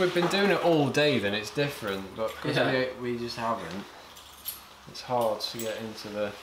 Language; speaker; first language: English; native; English